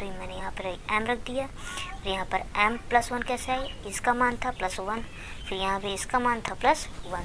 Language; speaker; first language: Hindi; native; Hindi